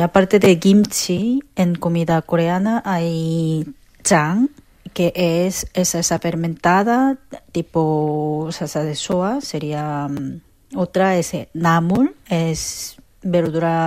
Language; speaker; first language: Spanish; non-native, fluent; Korean